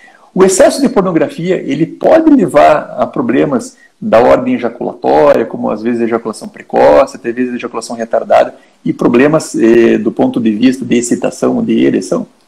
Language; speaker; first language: Portuguese; native; Portuguese